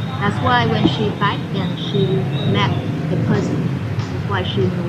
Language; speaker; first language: English; non-native, fluent; Vietnamese